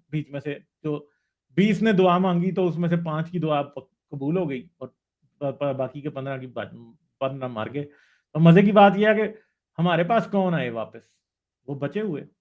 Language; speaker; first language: Urdu; native; Urdu